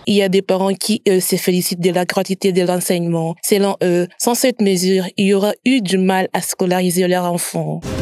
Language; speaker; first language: French; non-native, local second language; Swahili